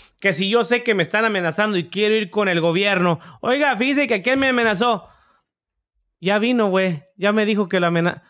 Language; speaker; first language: Spanish; early bilingual, heritage; English